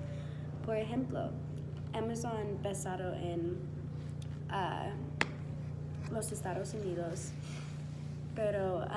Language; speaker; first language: Spanish; non-native, learner; English